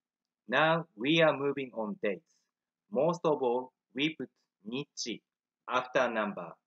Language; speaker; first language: English; non-native, fluent; Japanese